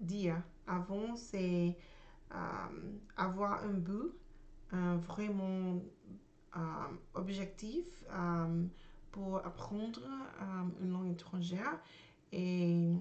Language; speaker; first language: French; non-native, learner; English